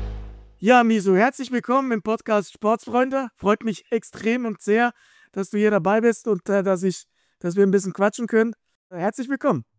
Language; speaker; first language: German; native; German